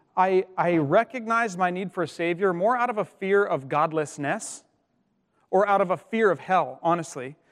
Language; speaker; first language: English; native; English